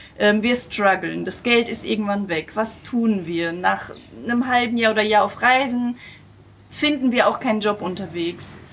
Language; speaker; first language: German; native; German